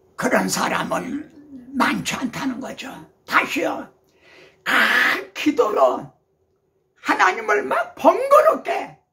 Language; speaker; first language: Korean; native; Korean